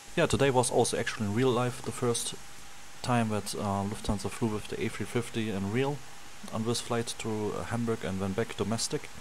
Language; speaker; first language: English; non-native, fluent; German